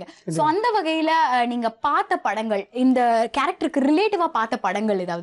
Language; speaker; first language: Tamil; native; Tamil